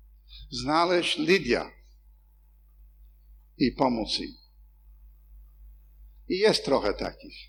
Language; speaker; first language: Polish; non-native, fluent; English